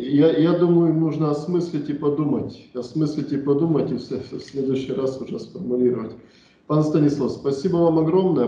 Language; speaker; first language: Russian; native; Russian